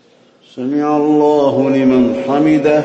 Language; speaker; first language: Arabic; native; Arabic